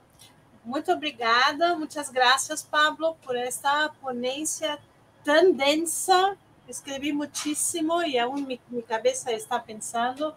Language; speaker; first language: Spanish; non-native, learner; Portuguese